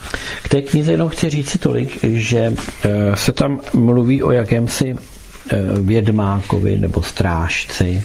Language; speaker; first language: Czech; native; Czech